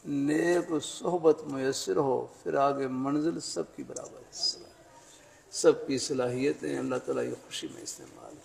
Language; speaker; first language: Urdu; native; Urdu